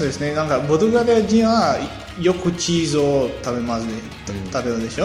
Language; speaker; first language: Japanese; non-native, learner; Bulgarian